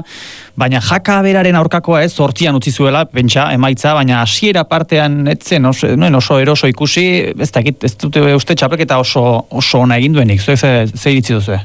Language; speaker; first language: Basque; native; Basque